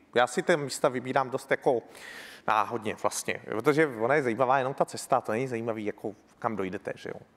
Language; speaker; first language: Czech; native; Czech